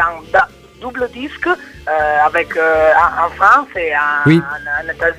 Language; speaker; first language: French; non-native, learner; Italian